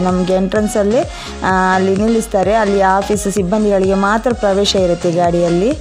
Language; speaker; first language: Kannada; non-native, local second language; Tulu